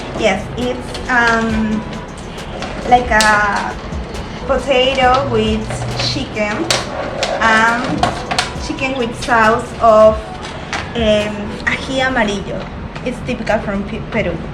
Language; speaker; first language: English; non-native, learner; Spanish